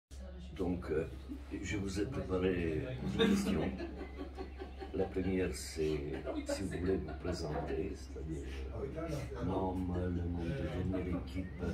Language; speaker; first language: French; non-native, fluent; Romanian